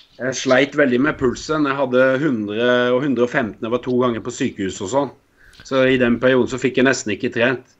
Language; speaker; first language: Norwegian; native; Norwegian